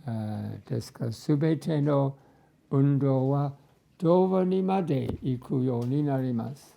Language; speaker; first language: Japanese; non-native, fluent; English